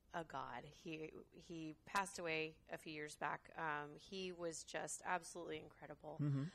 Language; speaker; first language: English; native; English